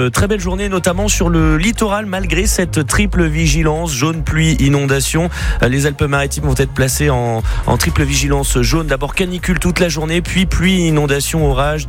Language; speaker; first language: French; native; French